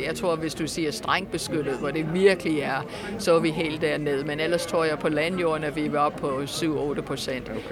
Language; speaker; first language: Danish; non-native, fluent; English